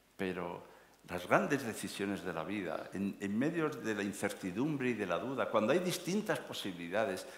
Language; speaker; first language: Spanish; native; Spanish